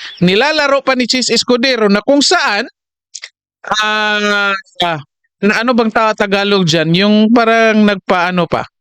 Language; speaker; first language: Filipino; non-native, local second language; Cebuano